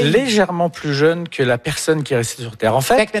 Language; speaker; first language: French; native; French